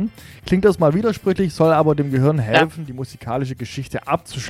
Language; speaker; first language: German; native; German